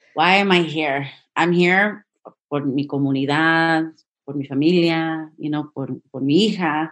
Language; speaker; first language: Spanish; early bilingual, heritage; Spanish